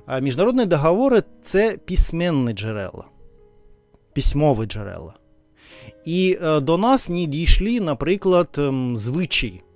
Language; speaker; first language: Ukrainian; non-native, learner; Russian